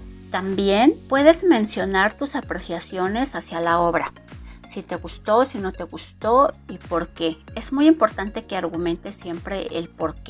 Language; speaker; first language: Spanish; native; Spanish